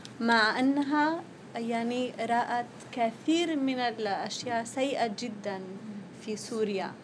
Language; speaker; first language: Arabic; non-native, fluent; Spanish